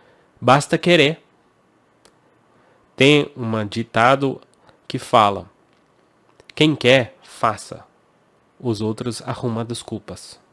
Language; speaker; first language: Portuguese; non-native, fluent; English